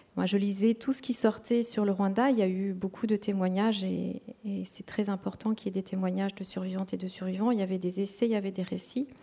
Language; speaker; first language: French; non-native, local second language; Kinyarwanda